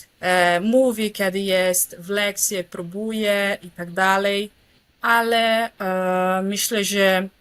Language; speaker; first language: Polish; non-native, local second language; Portuguese